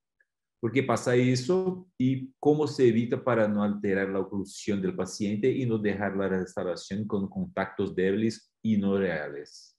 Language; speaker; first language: Spanish; non-native, fluent; Portuguese